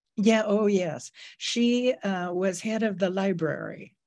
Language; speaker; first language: English; native; English